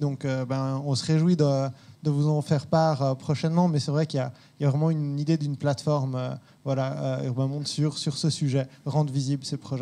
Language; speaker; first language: French; native; French